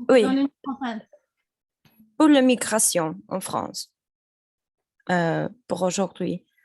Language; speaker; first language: French; non-native, learner; Polish